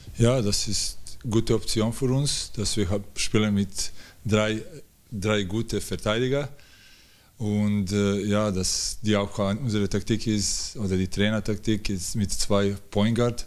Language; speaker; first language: German; non-native, learner; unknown